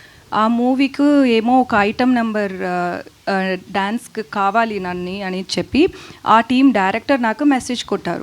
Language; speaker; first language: Telugu; non-native, learner; Tamil